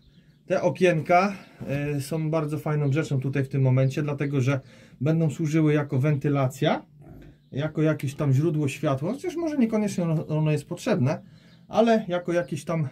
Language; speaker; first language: Polish; native; Polish